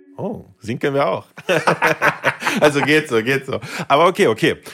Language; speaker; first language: German; native; German